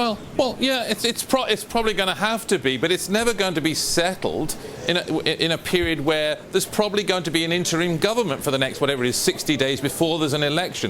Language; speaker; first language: English; native; English